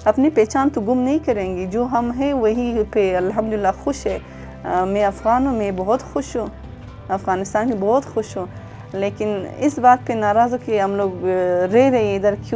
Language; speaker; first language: Hindi; non-native, local second language; Uzbek